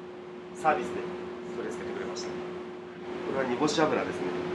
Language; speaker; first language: Japanese; native; Japanese